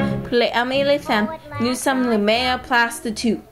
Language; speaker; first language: French; non-native, learner; English